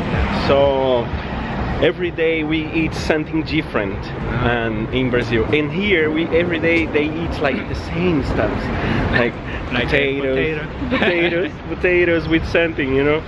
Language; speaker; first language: English; non-native, fluent; Portuguese